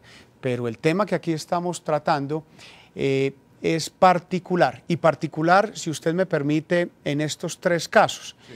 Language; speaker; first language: Spanish; native; Spanish